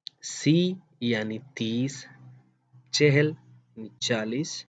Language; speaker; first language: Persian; non-native, fluent; Urdu